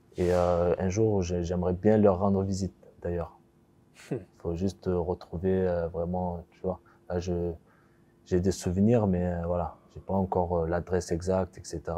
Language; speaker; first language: French; early bilingual, other home language; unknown